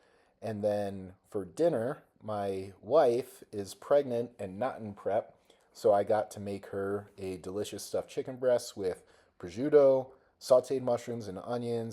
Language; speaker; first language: English; native; English